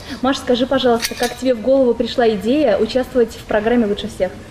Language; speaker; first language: Russian; native; Russian